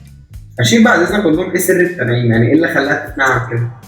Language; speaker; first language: Arabic; native; Arabic